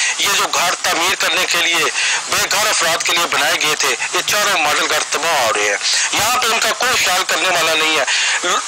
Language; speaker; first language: Urdu; native; Urdu